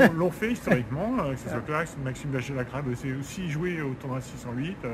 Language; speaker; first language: French; native; French